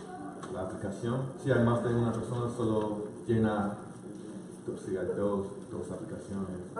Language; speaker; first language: Spanish; non-native, learner; English